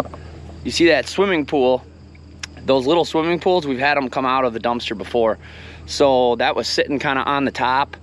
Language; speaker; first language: English; native; English